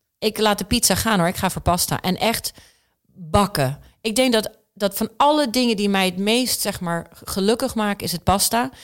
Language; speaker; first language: Dutch; early bilingual, other home language; Czech